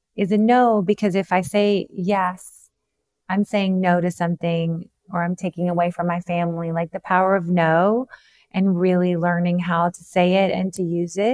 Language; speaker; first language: English; native; English